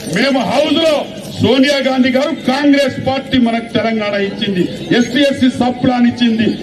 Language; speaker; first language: Telugu; non-native, local second language; Lambadi